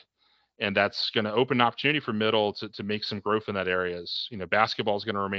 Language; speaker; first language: English; native; English